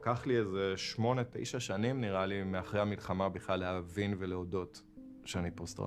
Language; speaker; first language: Hebrew; native; Hebrew